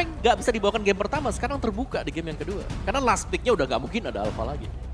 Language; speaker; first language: Indonesian; native; Indonesian